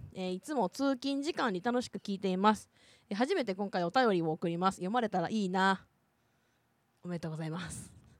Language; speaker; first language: Japanese; native; Japanese